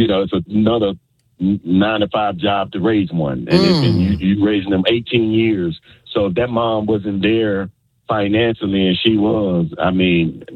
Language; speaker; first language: English; native; English